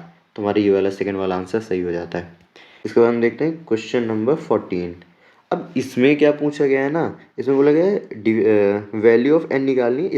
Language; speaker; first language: Hindi; native; Hindi